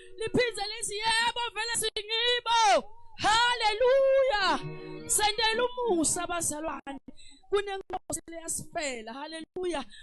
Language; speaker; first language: Zulu; non-native, local second language; Swati